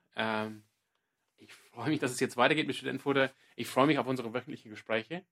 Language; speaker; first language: German; non-native, fluent; English